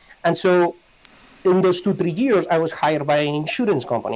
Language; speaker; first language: English; non-native, fluent; Spanish